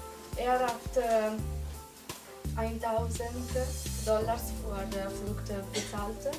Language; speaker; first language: German; non-native, learner; Italian